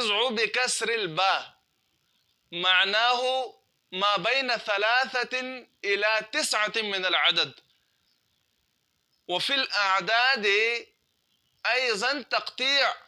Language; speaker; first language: Arabic; non-native, fluent; Urdu